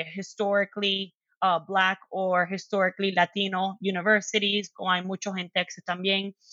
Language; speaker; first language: Spanish; early bilingual, heritage; Spanish